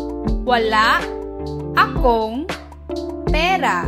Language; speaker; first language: Filipino; non-native, fluent; Chinese